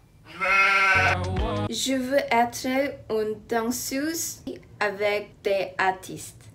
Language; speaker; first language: French; non-native, learner; Korean